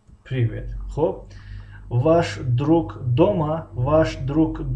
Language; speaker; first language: Russian; non-native, fluent; Tajik